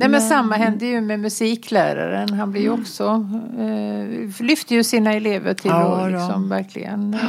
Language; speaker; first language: Swedish; native; Swedish